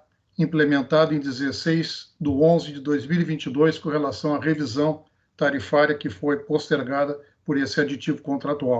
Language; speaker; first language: Portuguese; native; Portuguese